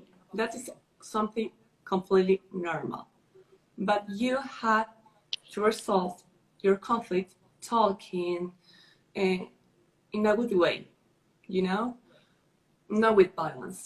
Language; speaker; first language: English; non-native, learner; Spanish